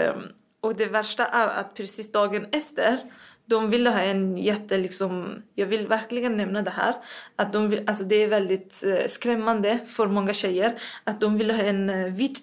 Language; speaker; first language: Swedish; non-native, fluent; Persian